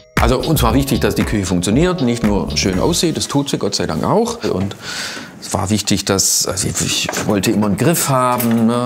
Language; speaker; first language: German; native; German